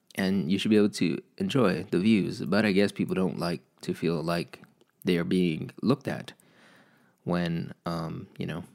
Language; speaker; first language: English; early bilingual, other home language; Spanish